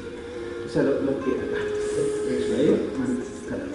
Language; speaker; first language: Spanish; native; Spanish